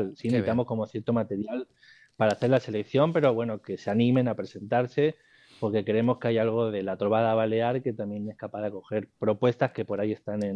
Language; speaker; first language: Spanish; native; Spanish